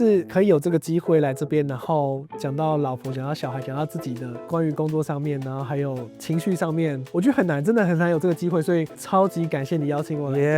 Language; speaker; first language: Chinese; native; Chinese